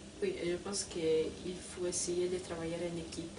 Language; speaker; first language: French; non-native, fluent; Italian